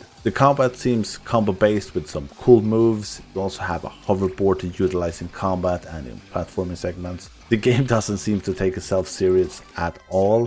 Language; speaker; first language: English; non-native, fluent; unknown